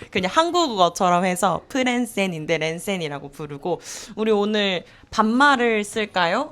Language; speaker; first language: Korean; native; Korean